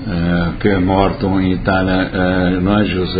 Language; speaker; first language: Italian; early bilingual, heritage; Portuguese